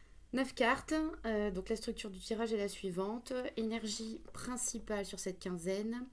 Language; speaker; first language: French; native; French